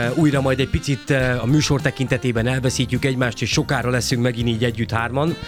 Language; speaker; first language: Hungarian; native; Hungarian